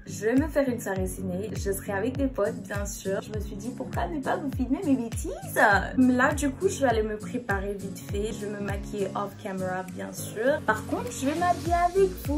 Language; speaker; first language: French; non-native, local second language; Wolof